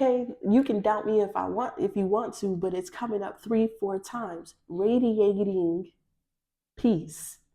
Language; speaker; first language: English; native; English